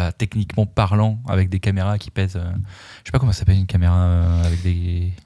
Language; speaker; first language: French; native; French